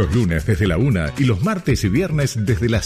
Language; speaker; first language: Spanish; native; Spanish